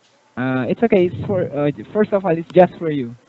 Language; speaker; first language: English; non-native, local second language; Filipino